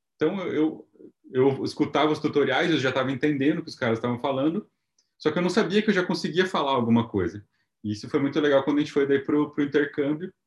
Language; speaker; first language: Portuguese; native; Portuguese